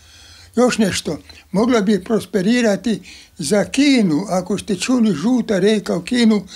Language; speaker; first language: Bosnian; non-native, local second language; Hungarian